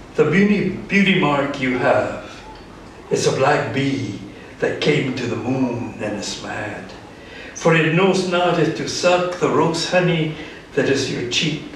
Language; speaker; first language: English; early bilingual, other home language; Spanish